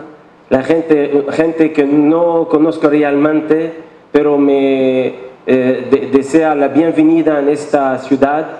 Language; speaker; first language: Spanish; non-native, fluent; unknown